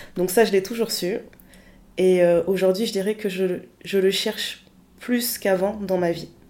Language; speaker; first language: French; early bilingual, other home language; Lingala